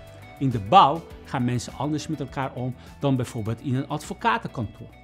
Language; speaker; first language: Dutch; non-native, fluent; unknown